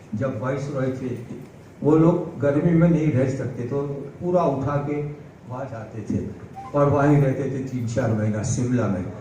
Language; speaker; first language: Hindi; non-native, local second language; Gujarati